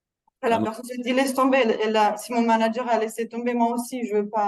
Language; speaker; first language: French; non-native, fluent; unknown